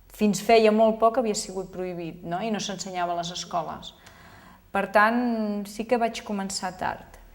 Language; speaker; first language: Catalan; non-native, local second language; Spanish